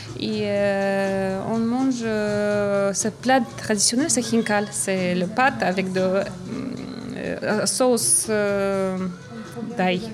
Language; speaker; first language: French; non-native, learner; Avaric